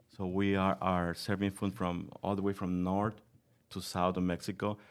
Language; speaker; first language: English; non-native, fluent; Spanish